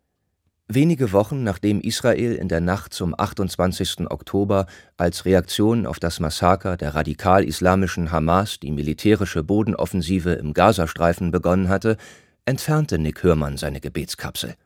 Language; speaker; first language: German; native; German